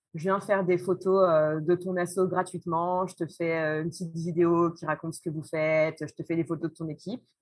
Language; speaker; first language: French; native; French